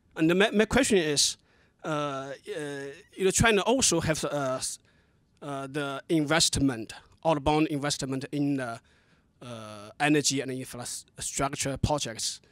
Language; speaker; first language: English; non-native, fluent; Chinese